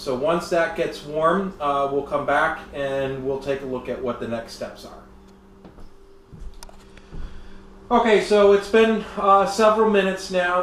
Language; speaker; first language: English; native; English